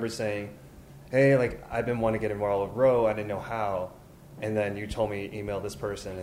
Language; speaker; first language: English; native; English